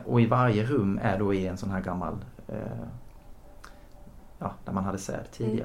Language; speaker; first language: Swedish; native; Swedish